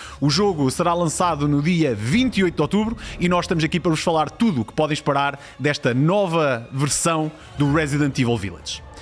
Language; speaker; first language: Portuguese; native; Portuguese